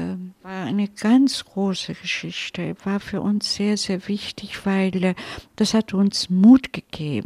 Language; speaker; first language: German; non-native, fluent; Italian